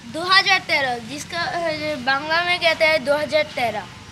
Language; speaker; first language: Hindi; non-native, learner; Bangla